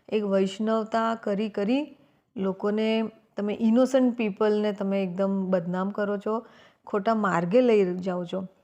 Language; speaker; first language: Gujarati; native; Gujarati